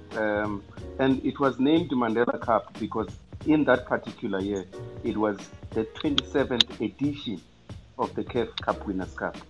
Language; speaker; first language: English; non-native, local second language; Venda